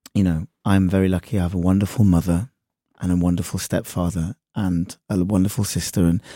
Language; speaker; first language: English; native; English